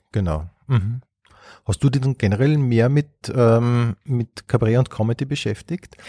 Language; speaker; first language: German; native; German